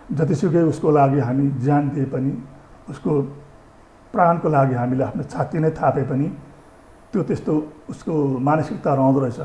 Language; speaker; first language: Nepali; native; Nepali